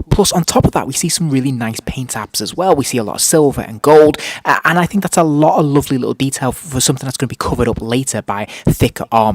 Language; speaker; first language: English; native; English